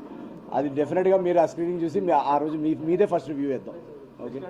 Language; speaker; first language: Telugu; native; Telugu